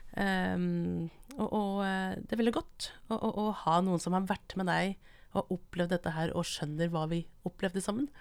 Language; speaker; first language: Norwegian; non-native, local second language; Vietnamese